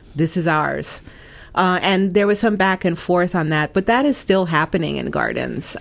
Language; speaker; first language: English; native; English